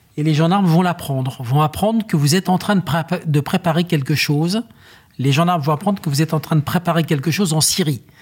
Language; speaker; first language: French; native; French